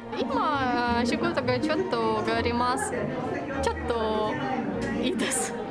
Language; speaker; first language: Japanese; non-native, learner; Russian